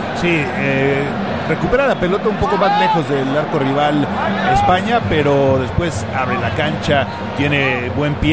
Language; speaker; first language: Spanish; native; Spanish